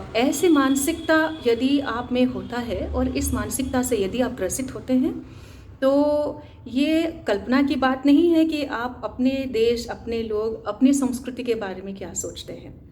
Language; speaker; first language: Hindi; non-native, local second language; Assamese